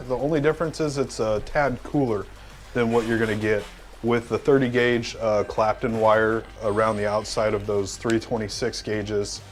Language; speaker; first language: English; native; English